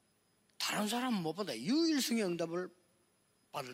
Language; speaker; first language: Korean; native; Korean